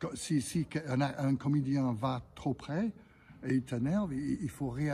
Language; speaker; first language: French; non-native, fluent; English